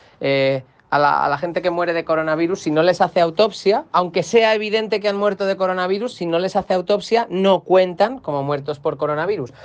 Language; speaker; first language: Spanish; native; Spanish